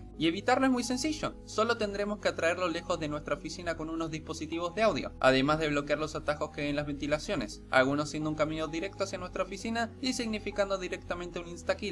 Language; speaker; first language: Spanish; native; Spanish